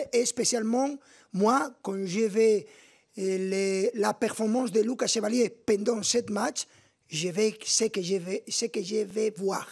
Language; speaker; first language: French; non-native, fluent; Spanish